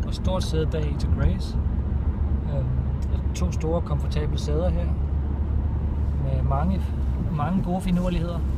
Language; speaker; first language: Danish; native; Danish